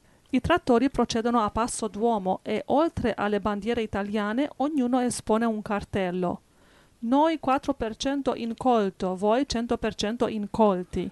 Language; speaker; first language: Italian; native; Italian